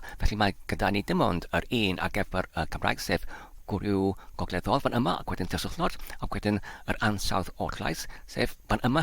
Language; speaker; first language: Welsh; non-native, learner; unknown